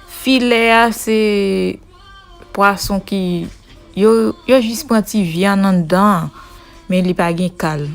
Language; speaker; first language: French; non-native, local second language; Haitian Creole